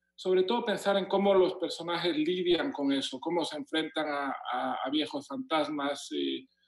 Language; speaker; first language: Spanish; native; Spanish